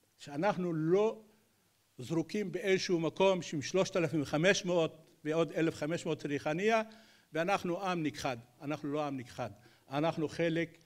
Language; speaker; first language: Hebrew; non-native, local second language; Adyghe